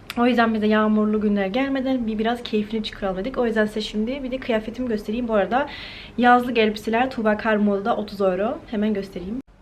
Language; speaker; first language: Turkish; early bilingual, heritage; Turkish